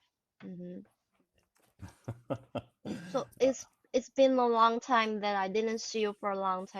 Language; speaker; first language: English; non-native, learner; Chinese